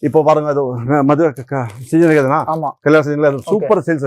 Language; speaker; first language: Tamil; non-native, local second language; Kannada